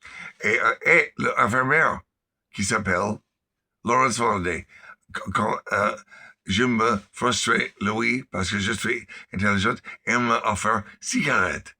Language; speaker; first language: French; non-native, learner; English